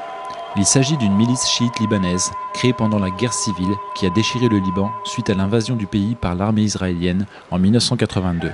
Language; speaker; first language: French; native; French